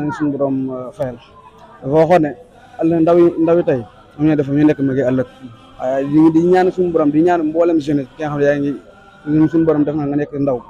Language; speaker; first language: Wolof; non-native, local second language; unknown